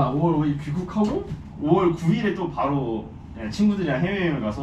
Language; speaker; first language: Korean; native; Korean